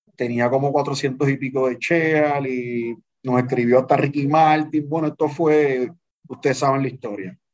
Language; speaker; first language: Spanish; native; Spanish